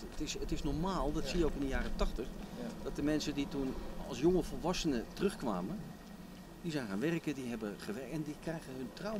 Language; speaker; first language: Dutch; native; Dutch